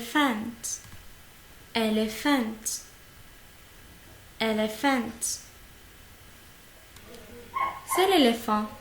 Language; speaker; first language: French; non-native, local second language; Arabic